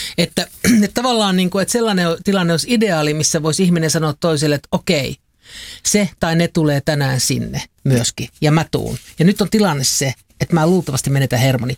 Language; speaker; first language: Finnish; native; Finnish